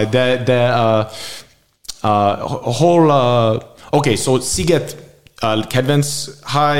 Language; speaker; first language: Hungarian; non-native, learner; English